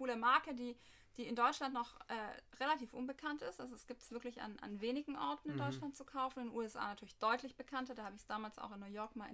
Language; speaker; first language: German; native; German